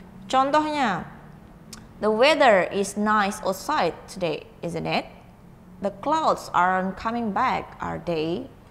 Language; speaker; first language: English; non-native, fluent; Indonesian